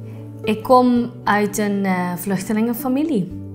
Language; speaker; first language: Dutch; early bilingual, other home language; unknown